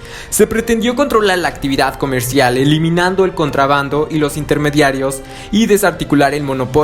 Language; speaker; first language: Spanish; native; Spanish